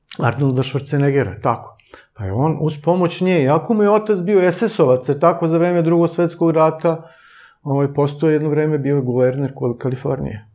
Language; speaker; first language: Serbian; native; Serbian